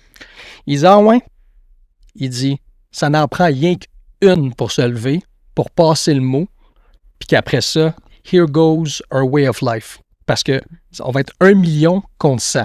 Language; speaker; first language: French; native; French